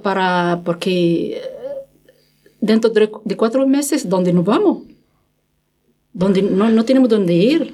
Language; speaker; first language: Spanish; non-native, learner; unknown